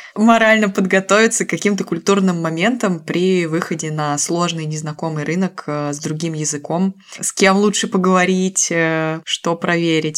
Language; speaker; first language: Russian; native; Russian